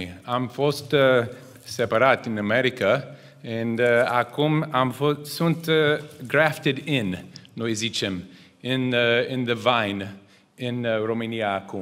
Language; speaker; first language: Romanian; non-native, learner; English